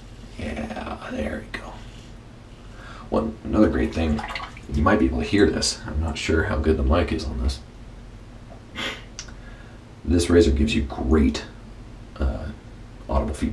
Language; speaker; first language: English; native; English